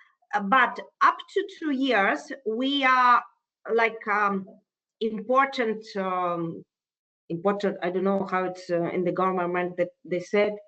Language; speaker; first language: English; non-native, fluent; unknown